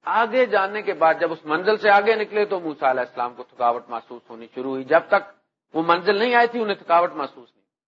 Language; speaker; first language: Urdu; non-native, local second language; Punjabi